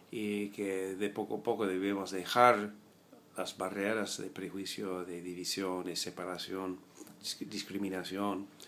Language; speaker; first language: Spanish; non-native, fluent; English